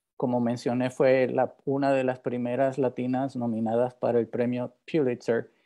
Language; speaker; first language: Spanish; native; Spanish